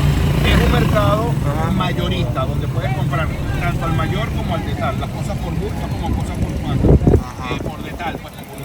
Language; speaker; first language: Spanish; native; Spanish